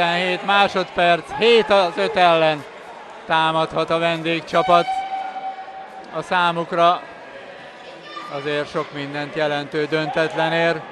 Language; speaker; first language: Hungarian; native; Hungarian